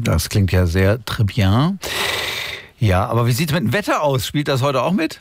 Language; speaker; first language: German; native; German